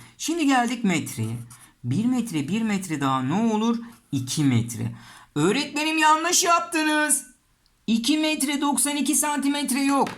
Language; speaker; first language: Turkish; native; Turkish